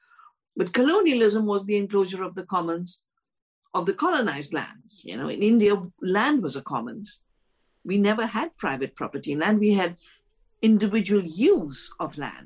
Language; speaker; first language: English; non-native, local second language; Hindi